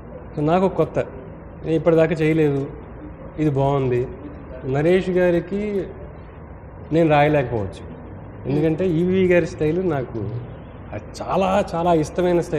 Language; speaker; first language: Telugu; native; Telugu